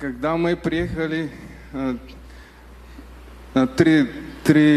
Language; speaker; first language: Russian; non-native, learner; Bulgarian